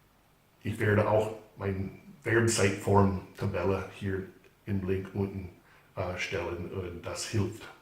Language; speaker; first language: German; non-native, fluent; English